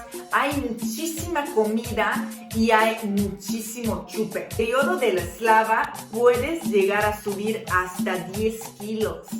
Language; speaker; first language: Spanish; non-native, fluent; Serbian